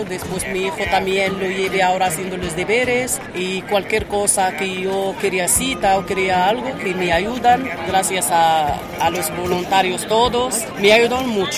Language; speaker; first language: Spanish; non-native, learner; Arabic